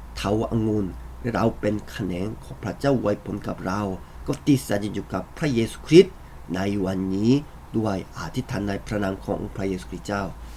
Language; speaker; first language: Thai; non-native, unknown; Korean